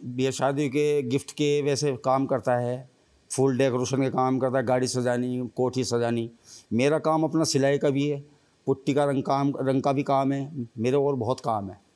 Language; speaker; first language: Hindi; native; Hindi